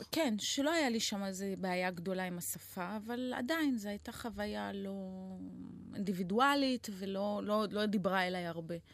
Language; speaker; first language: Hebrew; non-native, local second language; Arabic